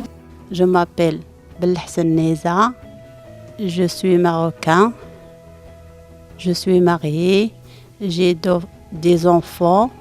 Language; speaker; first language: French; non-native, learner; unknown